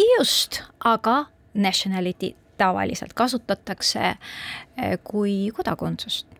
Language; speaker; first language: Estonian; non-native, local second language; Russian